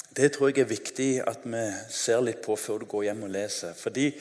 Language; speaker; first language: Norwegian; native; Norwegian